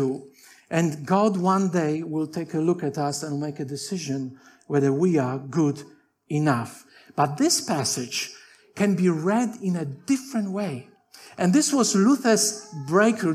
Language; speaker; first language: English; non-native, fluent; Polish